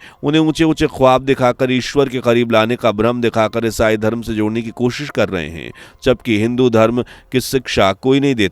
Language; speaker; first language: Hindi; native; Hindi